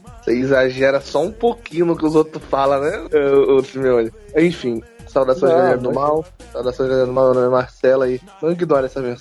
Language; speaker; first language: Portuguese; native; Portuguese